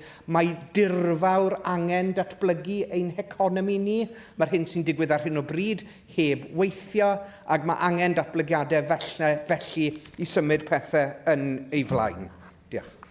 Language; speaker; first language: Welsh; native; Welsh